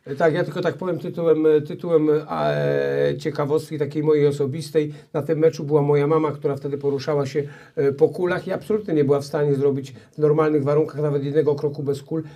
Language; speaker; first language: Polish; native; Polish